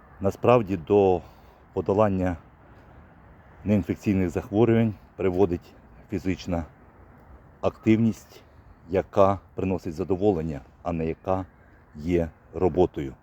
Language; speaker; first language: Ukrainian; native; Ukrainian